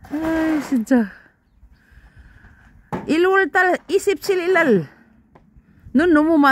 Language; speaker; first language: Korean; non-native, learner; Filipino